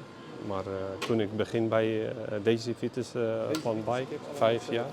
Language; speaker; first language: Dutch; non-native, learner; Arabic